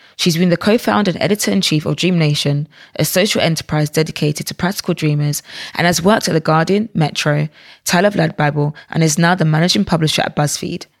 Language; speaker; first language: English; native; English